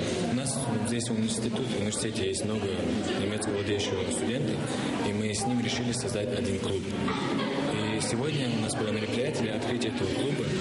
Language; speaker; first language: Russian; non-native, local second language; Ingush